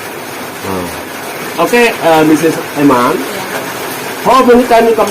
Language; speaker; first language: English; non-native, learner; Indonesian